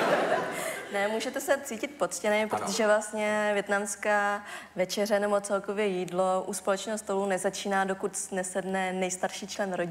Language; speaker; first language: Czech; early bilingual, other home language; Vietnamese